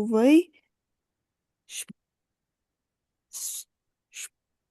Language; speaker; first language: Russian; non-native, learner; Indonesian